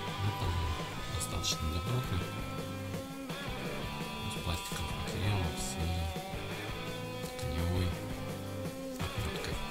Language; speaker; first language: Russian; native; Russian